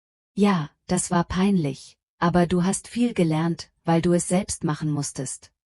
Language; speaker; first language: German; non-native, fluent; Polish